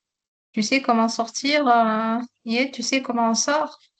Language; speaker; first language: French; non-native, local second language; Arabic